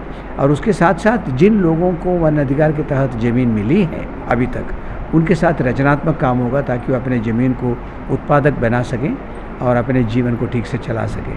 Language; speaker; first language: Hindi; native; Hindi